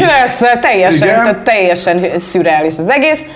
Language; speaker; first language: Hungarian; early bilingual, heritage; Hungarian